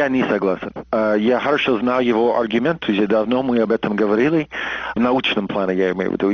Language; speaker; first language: Russian; non-native, fluent; English